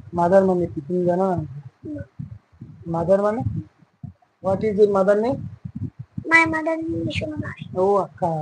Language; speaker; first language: Hindi; non-native, local second language; Bangla